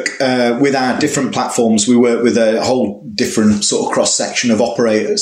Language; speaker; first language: English; native; English